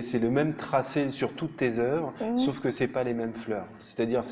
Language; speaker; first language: French; native; French